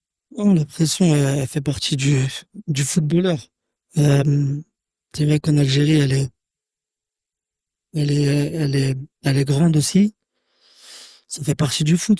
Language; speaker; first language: French; native; French